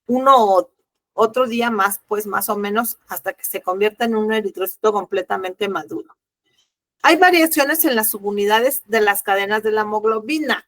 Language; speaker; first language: Spanish; native; Spanish